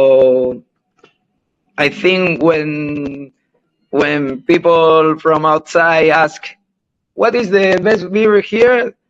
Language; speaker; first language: English; non-native, learner; Spanish